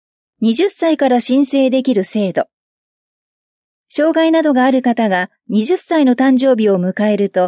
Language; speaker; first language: Japanese; native; Japanese